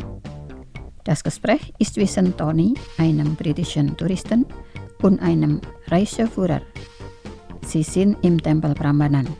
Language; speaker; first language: German; non-native, fluent; Indonesian